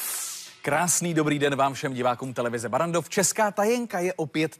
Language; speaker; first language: Czech; native; Czech